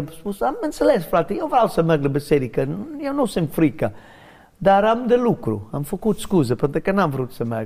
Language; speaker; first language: Romanian; non-native, learner; English